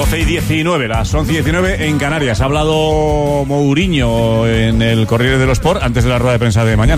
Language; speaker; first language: Spanish; native; Spanish